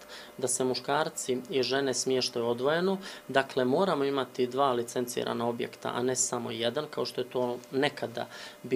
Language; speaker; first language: Serbian; native; Serbian